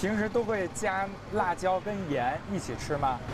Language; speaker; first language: Chinese; native; Chinese